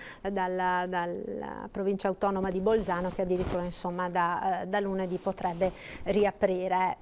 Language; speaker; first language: Italian; native; Italian